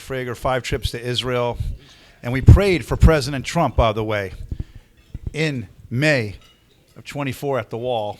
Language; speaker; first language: English; native; English